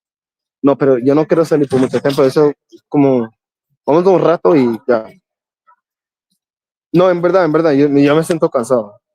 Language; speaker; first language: Spanish; non-native, learner; English